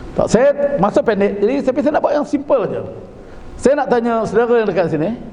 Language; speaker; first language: Malay; native; Malay